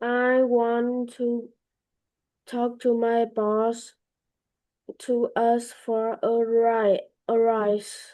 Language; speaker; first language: English; non-native, learner; Vietnamese